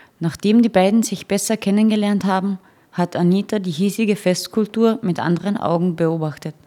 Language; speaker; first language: German; native; German